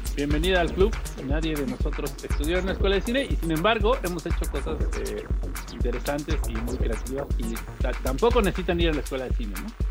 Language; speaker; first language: Spanish; native; Spanish